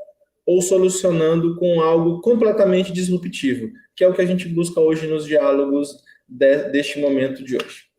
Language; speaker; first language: Portuguese; native; Portuguese